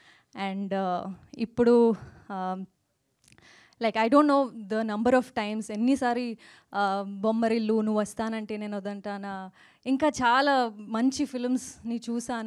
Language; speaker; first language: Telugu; non-native, fluent; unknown